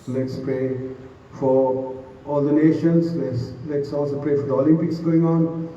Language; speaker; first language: English; non-native, local second language; Sinhala